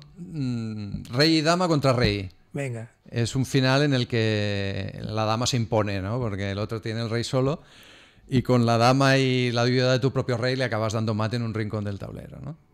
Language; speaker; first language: Spanish; native; Spanish